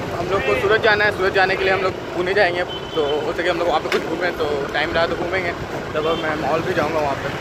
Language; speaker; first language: Hindi; native; Hindi